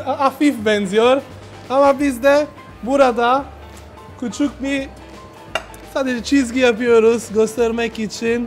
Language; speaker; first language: Turkish; non-native, learner; Italian